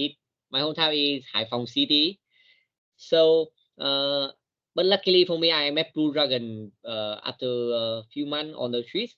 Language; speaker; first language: English; non-native, learner; Vietnamese